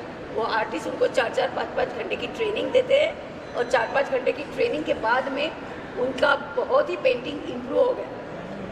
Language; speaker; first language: Hindi; native; Hindi